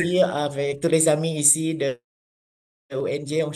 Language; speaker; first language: French; non-native, learner; Indonesian